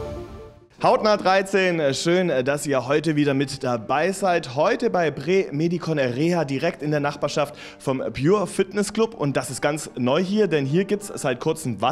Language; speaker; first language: German; native; German